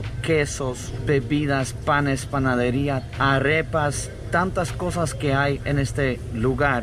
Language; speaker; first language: Spanish; non-native, fluent; Russian